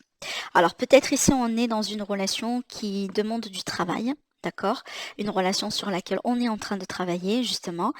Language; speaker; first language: French; native; French